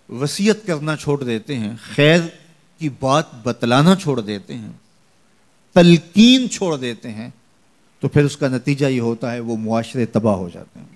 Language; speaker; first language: Urdu; non-native, local second language; Punjabi